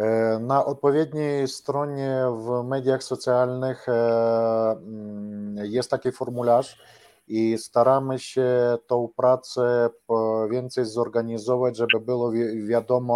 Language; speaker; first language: Polish; non-native, learner; Ukrainian